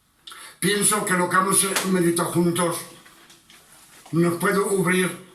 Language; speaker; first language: Spanish; non-native, fluent; French